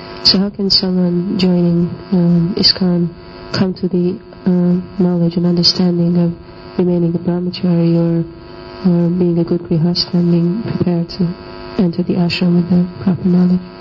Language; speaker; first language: English; non-native, fluent; Hungarian